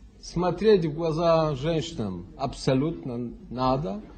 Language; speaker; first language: Russian; non-native, fluent; Polish